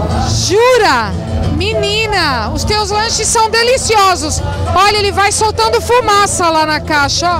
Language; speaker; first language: Portuguese; native; Portuguese